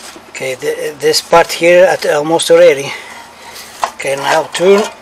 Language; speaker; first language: English; non-native, learner; Portuguese